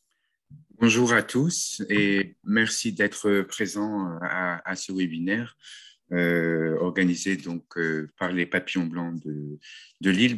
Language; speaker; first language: French; native; French